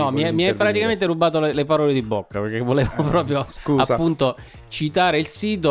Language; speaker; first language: Italian; native; Italian